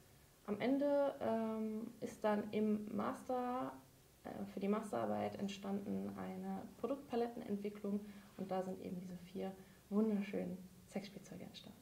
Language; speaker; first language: German; native; German